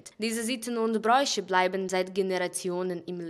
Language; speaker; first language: German; non-native, fluent; Ukrainian